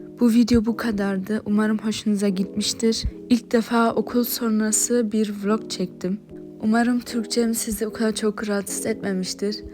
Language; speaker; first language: Turkish; early bilingual, heritage; Turkish